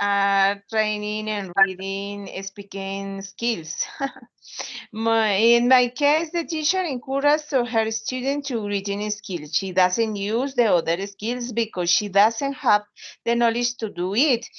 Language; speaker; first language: English; non-native, learner; Spanish